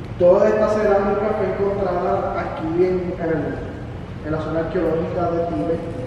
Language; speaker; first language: Spanish; native; Spanish